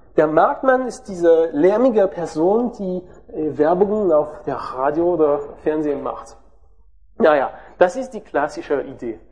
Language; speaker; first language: German; non-native, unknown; French